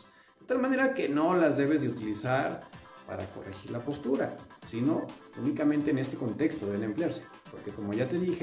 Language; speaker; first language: Spanish; native; Spanish